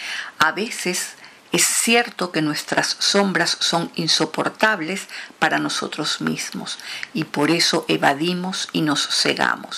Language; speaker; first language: Spanish; native; Spanish